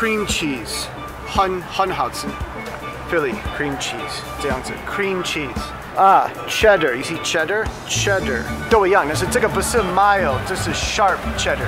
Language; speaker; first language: Chinese; non-native, learner; English